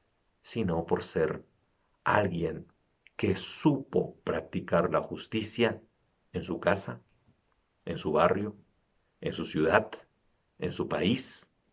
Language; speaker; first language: Spanish; native; Spanish